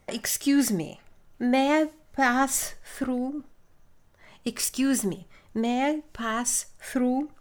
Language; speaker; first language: English; non-native, fluent; Russian